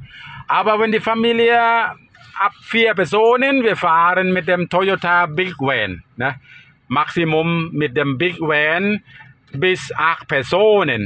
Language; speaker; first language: German; non-native, fluent; Thai